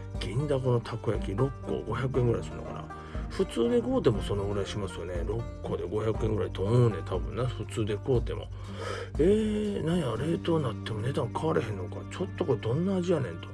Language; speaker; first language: Japanese; native; Japanese